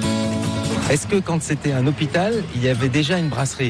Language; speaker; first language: French; native; French